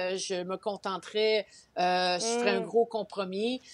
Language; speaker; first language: French; native; French